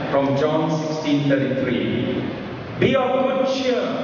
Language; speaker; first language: English; non-native, local second language; Tamil